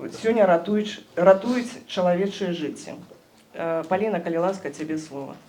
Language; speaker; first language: Belarusian; non-native, local second language; Russian